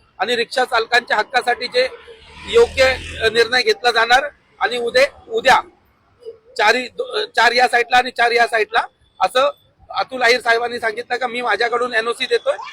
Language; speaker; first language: Marathi; native; Marathi